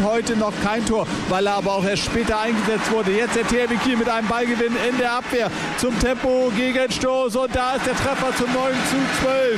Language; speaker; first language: German; native; German